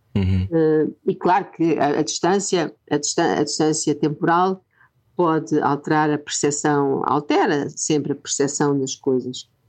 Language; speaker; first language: Portuguese; native; Portuguese